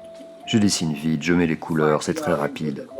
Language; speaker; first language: French; non-native, learner; Thai